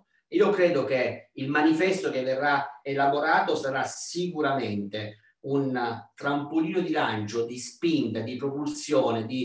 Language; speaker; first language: Italian; native; Italian